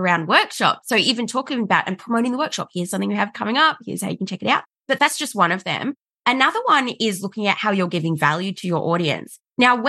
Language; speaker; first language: English; native; English